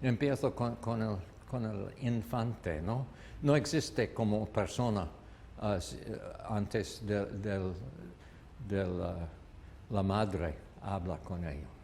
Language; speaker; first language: Spanish; non-native, learner; English